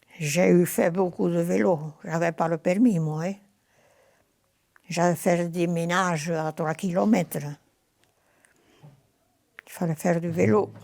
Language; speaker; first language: French; non-native, local second language; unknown